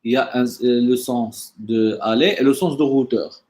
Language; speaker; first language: French; non-native, local second language; Arabic